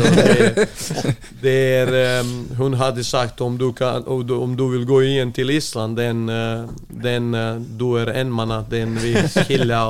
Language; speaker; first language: Swedish; non-native, fluent; Serbian